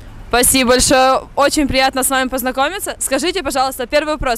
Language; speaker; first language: Russian; native; Russian